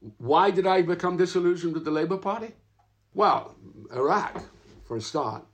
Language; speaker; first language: English; native; English